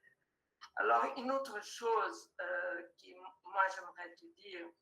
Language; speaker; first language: French; non-native, fluent; Portuguese